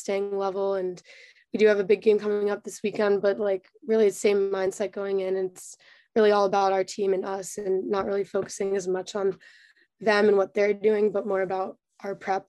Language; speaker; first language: English; native; English